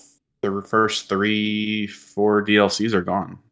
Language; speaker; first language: English; native; English